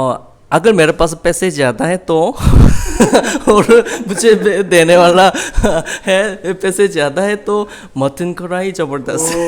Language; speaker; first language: Hindi; non-native, learner; Korean